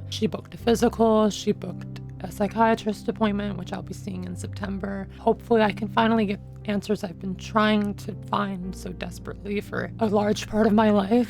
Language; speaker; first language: English; native; English